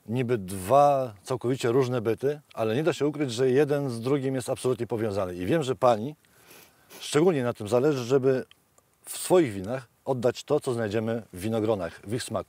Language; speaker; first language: Polish; native; Polish